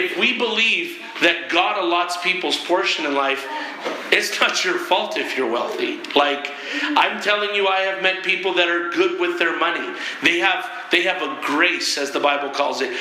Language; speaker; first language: English; native; English